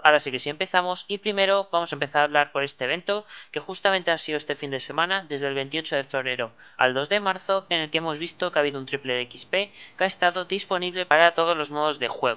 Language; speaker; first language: Spanish; native; Spanish